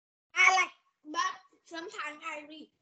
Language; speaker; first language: English; non-native, learner; Vietnamese